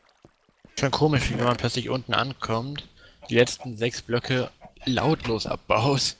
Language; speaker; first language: German; native; German